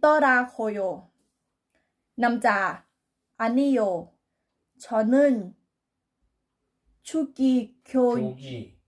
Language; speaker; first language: Korean; non-native, learner; Thai